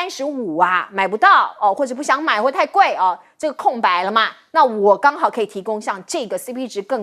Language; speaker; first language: Chinese; native; Chinese